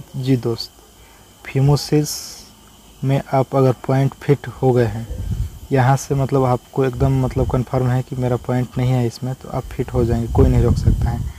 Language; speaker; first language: Hindi; native; Hindi